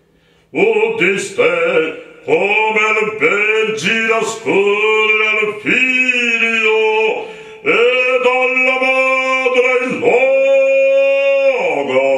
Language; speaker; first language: Japanese; native; Japanese